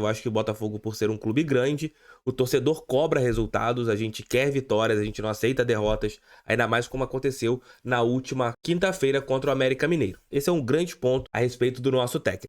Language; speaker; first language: Portuguese; native; Portuguese